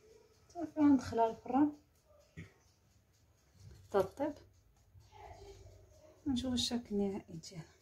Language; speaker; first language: Arabic; native; Arabic